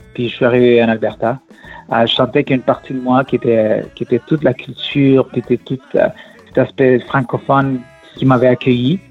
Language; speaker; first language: French; non-native, fluent; Spanish